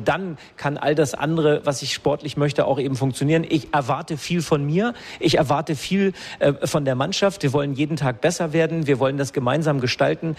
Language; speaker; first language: German; native; German